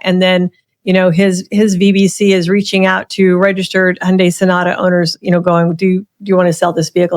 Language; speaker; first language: English; native; English